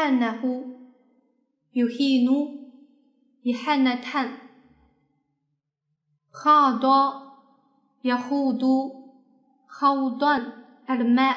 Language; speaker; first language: Arabic; non-native, fluent; Chinese